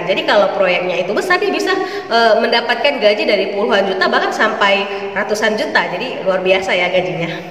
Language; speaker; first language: Indonesian; native; Indonesian